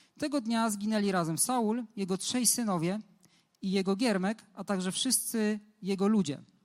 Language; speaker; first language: Polish; native; Polish